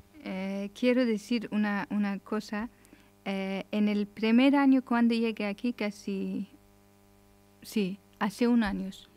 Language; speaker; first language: Spanish; non-native, learner; Persian